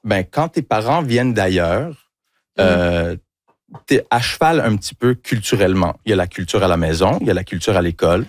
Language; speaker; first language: French; early bilingual, other home language; English